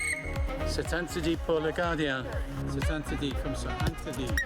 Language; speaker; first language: French; non-native, fluent; English